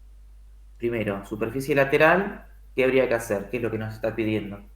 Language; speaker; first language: Spanish; native; Spanish